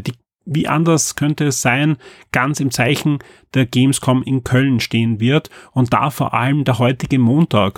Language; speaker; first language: German; native; German